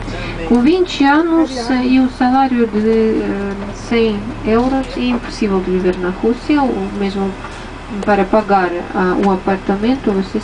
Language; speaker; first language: Portuguese; non-native, fluent; Russian